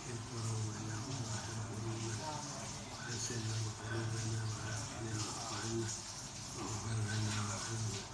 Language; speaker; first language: Arabic; non-native, fluent; Indonesian